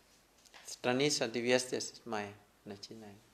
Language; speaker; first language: Russian; non-native, learner; Thai